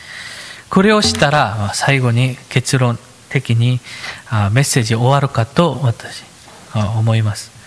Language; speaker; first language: Japanese; non-native, fluent; Korean